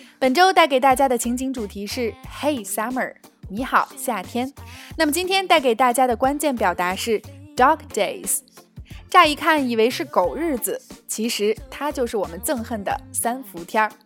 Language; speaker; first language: Chinese; native; Chinese